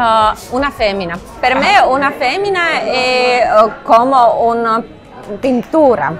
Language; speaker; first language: Italian; non-native, learner; Slovak